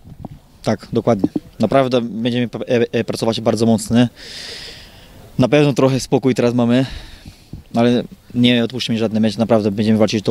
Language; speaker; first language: Polish; non-native, fluent; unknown